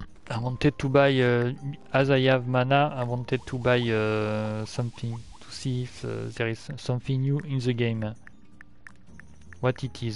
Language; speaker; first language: English; non-native, learner; French